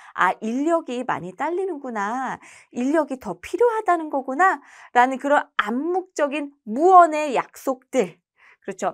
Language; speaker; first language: Korean; native; Korean